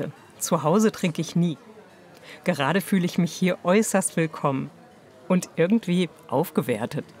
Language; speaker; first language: German; native; German